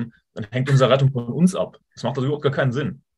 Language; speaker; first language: German; native; German